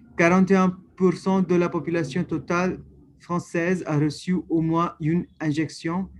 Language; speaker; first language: French; non-native, learner; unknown